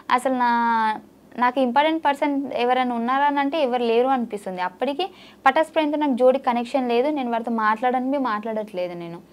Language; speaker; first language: Telugu; native; Telugu